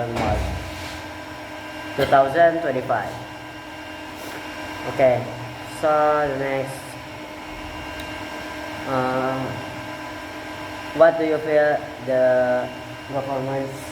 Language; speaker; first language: English; non-native, learner; Indonesian